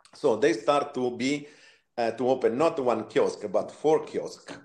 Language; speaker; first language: English; non-native, fluent; Italian